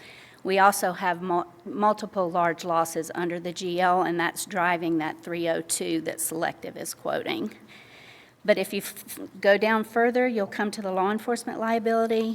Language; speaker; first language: English; native; English